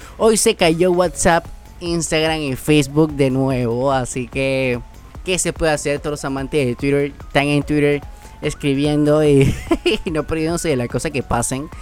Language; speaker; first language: Spanish; native; Spanish